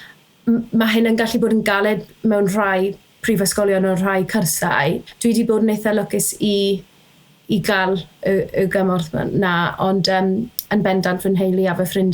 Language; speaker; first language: Welsh; native; Welsh